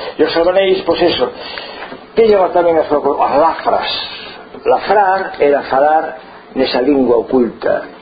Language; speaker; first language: Galician; non-native, local second language; Spanish